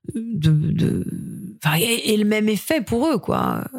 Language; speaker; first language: French; native; French